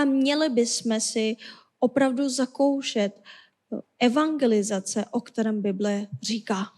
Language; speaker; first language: Czech; non-native, fluent; Korean